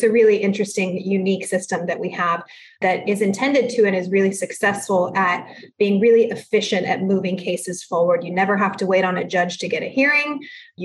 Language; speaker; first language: English; early bilingual, other home language; Spanish